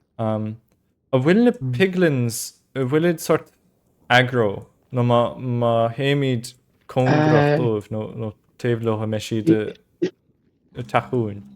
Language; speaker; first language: Irish; native; Irish